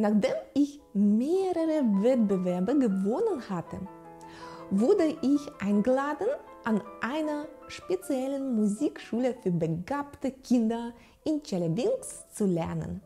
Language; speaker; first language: German; non-native, fluent; Russian